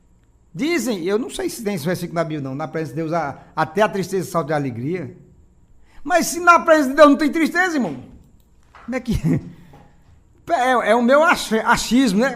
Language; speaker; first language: Portuguese; native; Portuguese